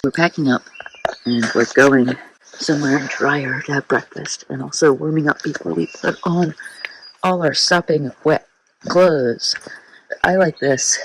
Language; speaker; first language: English; native; English